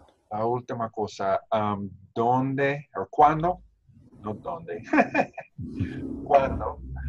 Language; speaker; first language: Spanish; non-native, learner; English